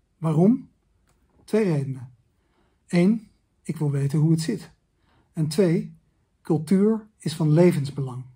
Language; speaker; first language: Dutch; native; Dutch